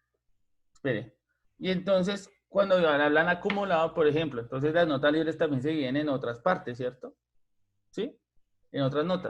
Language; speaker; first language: Spanish; native; Spanish